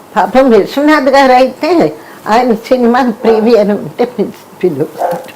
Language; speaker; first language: Telugu; native; Telugu